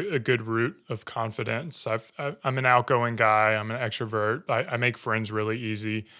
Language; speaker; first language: English; native; English